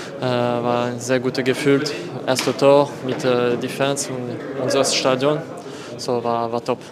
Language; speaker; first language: German; non-native, learner; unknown